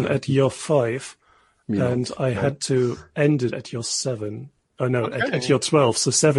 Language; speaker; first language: English; non-native, fluent; German